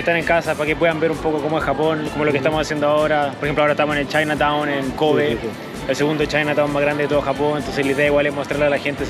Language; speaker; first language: Spanish; native; Spanish